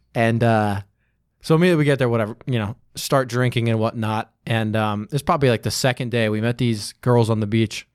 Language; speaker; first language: English; native; English